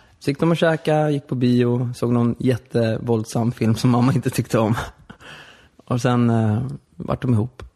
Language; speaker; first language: Swedish; native; Swedish